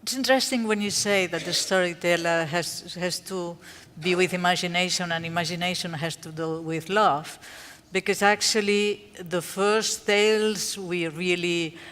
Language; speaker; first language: English; non-native, fluent; Catalan